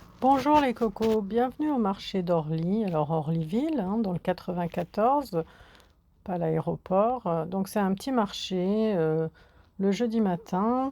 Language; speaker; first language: French; native; French